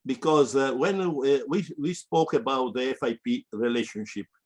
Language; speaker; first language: English; non-native, fluent; Italian